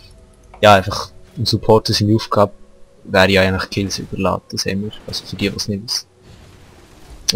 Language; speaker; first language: German; native; German